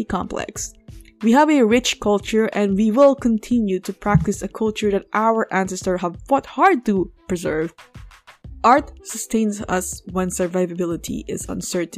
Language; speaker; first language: English; non-native, local second language; Filipino